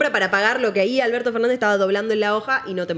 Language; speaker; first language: Spanish; native; Spanish